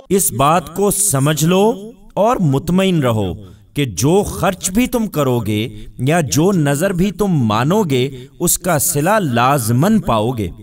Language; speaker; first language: Urdu; non-native, local second language; Punjabi